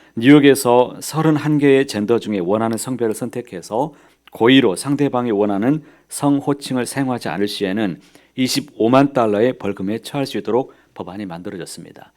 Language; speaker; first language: Korean; native; Korean